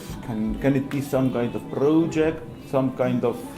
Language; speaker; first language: English; non-native, fluent; Estonian